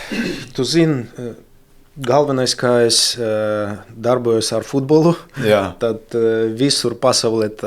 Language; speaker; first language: Latvian; non-native, local second language; Russian